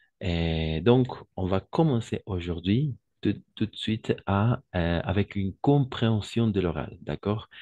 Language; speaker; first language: French; non-native, fluent; Spanish